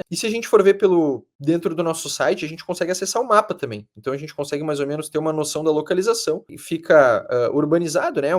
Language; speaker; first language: Portuguese; native; Portuguese